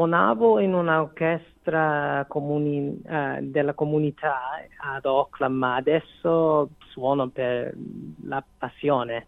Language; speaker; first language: Italian; non-native, fluent; Korean